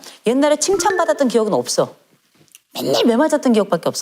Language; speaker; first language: Korean; native; Korean